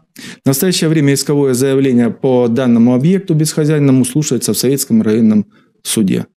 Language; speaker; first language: Russian; native; Russian